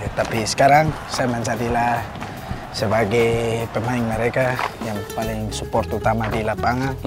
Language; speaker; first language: Indonesian; non-native, learner; Tetum